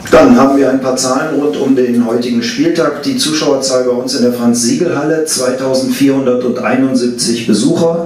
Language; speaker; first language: German; native; German